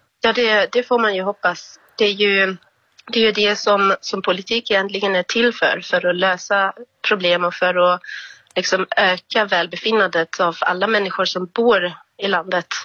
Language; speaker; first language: Swedish; non-native, fluent; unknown